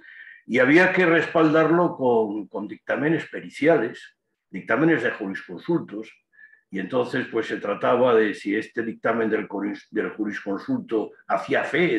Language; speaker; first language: Spanish; native; Spanish